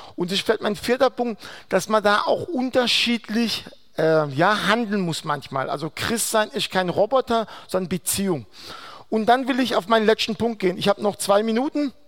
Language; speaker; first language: German; non-native, fluent; Aramaic